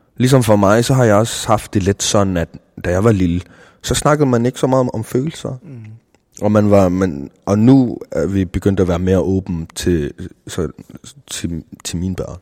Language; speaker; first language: Danish; non-native, local second language; Kalaallisut